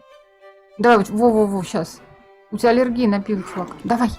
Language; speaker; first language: Russian; native; Russian